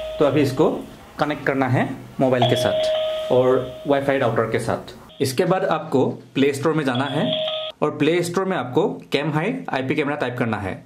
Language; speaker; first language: Hindi; non-native, local second language; Assamese